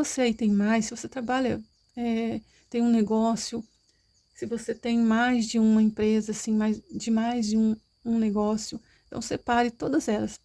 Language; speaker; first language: Portuguese; native; Portuguese